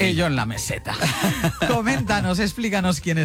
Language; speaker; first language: Spanish; native; Spanish